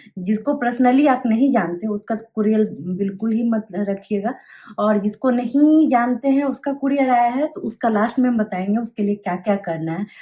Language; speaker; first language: Hindi; native; Hindi